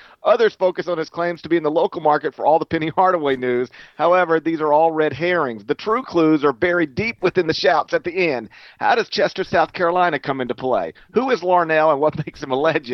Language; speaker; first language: English; native; English